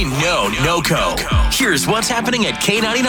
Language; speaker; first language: English; native; English